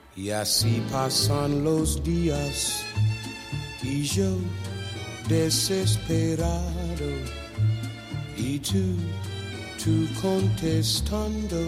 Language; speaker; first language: French; native; French